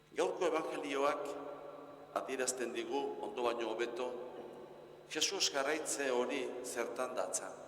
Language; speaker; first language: Basque; native; Basque